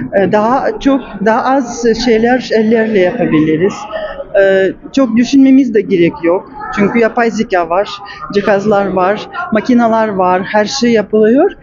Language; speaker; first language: Turkish; non-native, learner; Russian